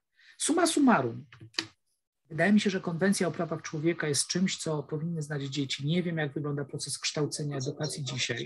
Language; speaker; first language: Polish; native; Polish